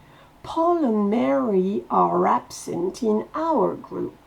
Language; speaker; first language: English; non-native, fluent; French